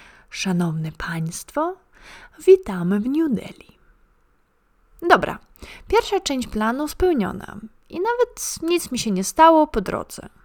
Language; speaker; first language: Polish; non-native, fluent; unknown